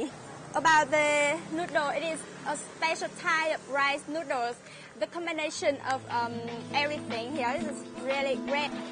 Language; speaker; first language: English; non-native, learner; Vietnamese